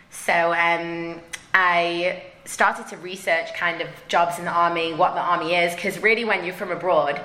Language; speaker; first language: English; native; English